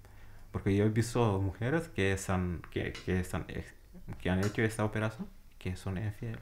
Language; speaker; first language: Spanish; non-native, fluent; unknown